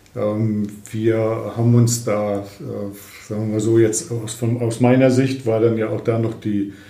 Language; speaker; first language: German; native; German